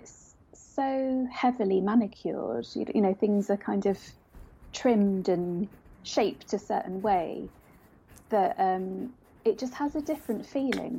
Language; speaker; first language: English; native; English